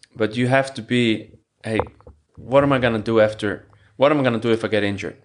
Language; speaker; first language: English; non-native, fluent; Icelandic